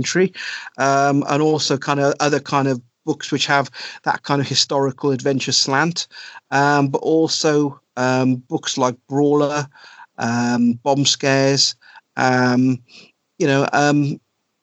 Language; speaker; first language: English; native; English